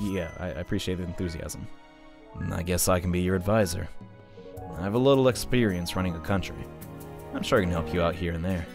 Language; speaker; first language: English; native; English